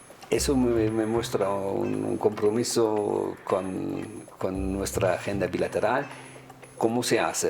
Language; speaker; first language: Spanish; non-native, fluent; German